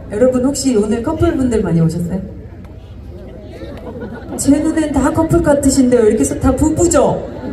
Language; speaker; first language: Korean; native; Korean